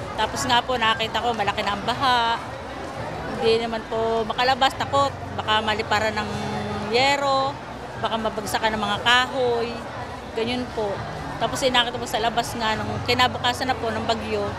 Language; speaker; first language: Filipino; native; Filipino